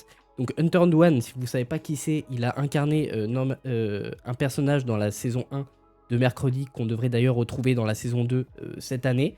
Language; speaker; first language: French; native; French